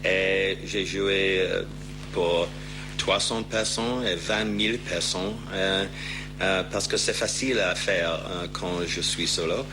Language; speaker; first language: French; non-native, learner; English